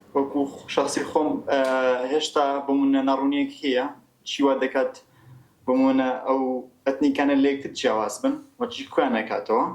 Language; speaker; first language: Central Kurdish; non-native, local second language; Gurani